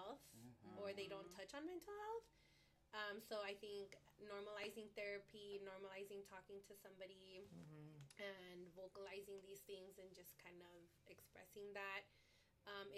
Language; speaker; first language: English; native; English